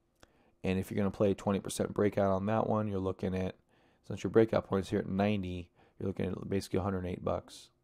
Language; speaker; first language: English; native; English